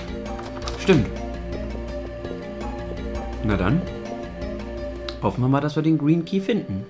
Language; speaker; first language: German; native; German